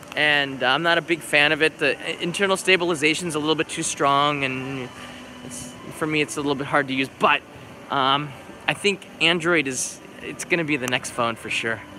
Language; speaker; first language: English; native; English